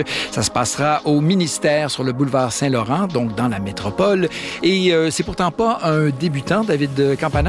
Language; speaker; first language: French; native; French